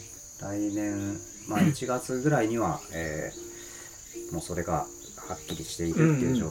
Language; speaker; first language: Japanese; native; Japanese